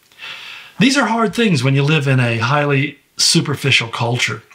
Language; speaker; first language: English; native; English